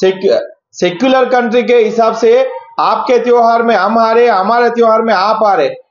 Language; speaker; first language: Hindi; non-native, local second language; Telugu